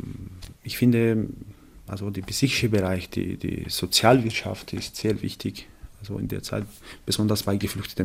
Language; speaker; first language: German; non-native, fluent; Arabic